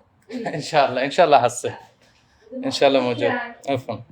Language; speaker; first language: Arabic; non-native, learner; Bangla